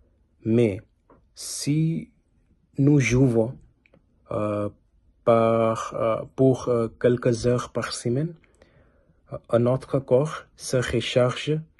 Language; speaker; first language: French; non-native, learner; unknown